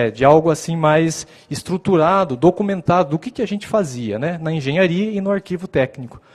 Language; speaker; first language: Portuguese; native; Portuguese